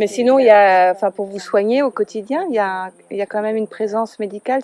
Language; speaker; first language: French; native; French